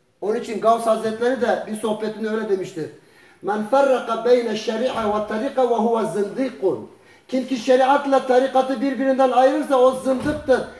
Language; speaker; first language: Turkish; early bilingual, heritage; Turkish